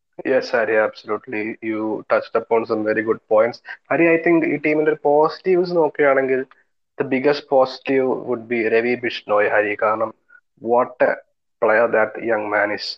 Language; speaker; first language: English; non-native, local second language; Malayalam